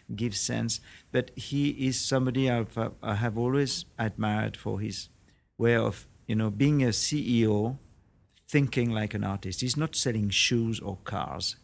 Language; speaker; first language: English; non-native, fluent; French